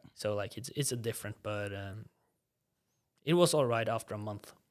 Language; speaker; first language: English; non-native, fluent; Norwegian